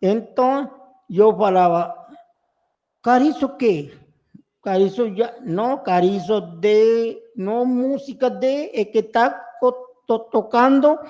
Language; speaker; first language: Spanish; non-native, local second language; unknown